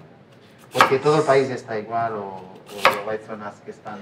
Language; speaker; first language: Spanish; non-native, local second language; Catalan